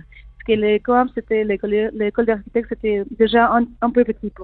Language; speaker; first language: French; non-native, learner; Spanish